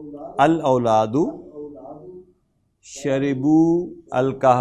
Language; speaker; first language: Arabic; non-native, fluent; Urdu